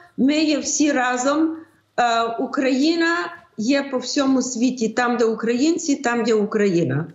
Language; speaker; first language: Ukrainian; early bilingual, heritage; Ukrainian